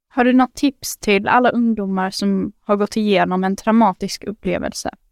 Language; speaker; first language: Swedish; early bilingual, other home language; Arabic